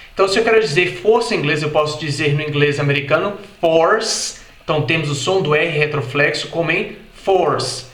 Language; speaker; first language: Portuguese; native; Portuguese